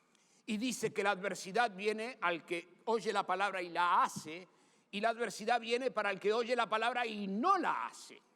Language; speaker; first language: Spanish; native; Spanish